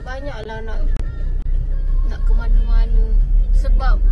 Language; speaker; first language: Malay; native; Malay